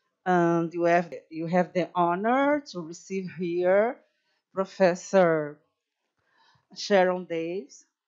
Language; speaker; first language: English; non-native, fluent; Portuguese